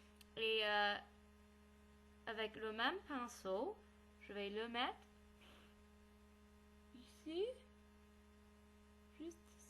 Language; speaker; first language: French; non-native, learner; English